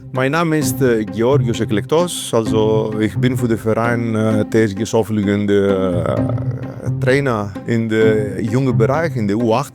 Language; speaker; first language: German; non-native, learner; Greek